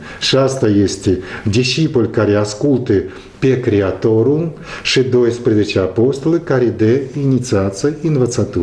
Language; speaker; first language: Romanian; non-native, local second language; Russian